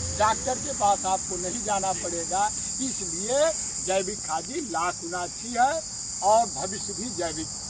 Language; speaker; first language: Hindi; native; Hindi